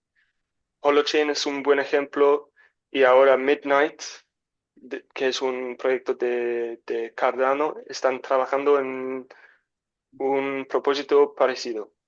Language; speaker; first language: Spanish; non-native, learner; English